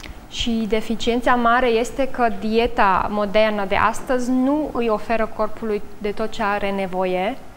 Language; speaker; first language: Romanian; native; Romanian